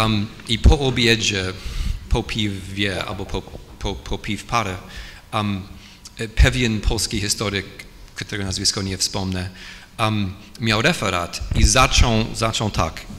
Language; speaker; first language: Polish; non-native, fluent; English